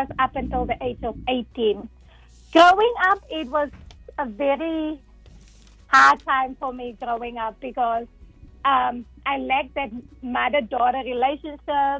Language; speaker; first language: English; non-native, local second language; Dutch